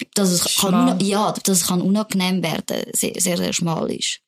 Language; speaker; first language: German; native; German